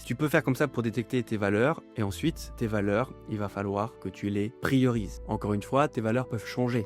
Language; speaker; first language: French; native; French